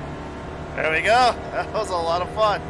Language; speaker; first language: English; native; English